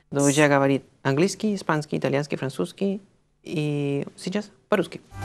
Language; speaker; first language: Russian; non-native, learner; Spanish